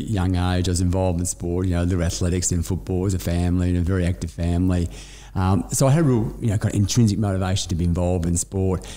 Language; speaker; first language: English; native; English